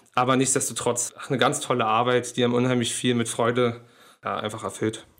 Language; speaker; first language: German; native; German